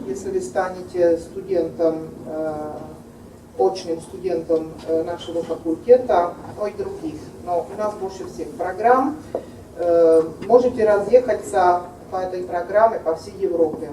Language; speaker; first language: Russian; non-native, fluent; Czech